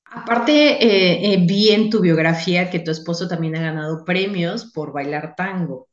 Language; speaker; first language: Spanish; native; Spanish